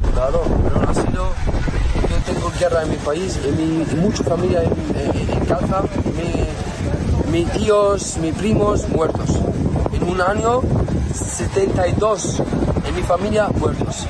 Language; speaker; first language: Spanish; non-native, learner; Arabic